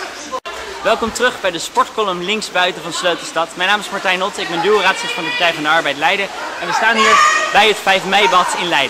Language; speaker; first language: Dutch; native; Dutch